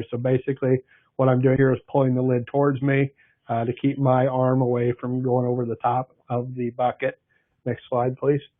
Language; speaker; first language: English; native; English